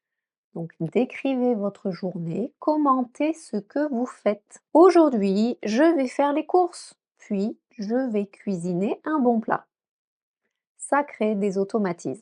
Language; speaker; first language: French; native; French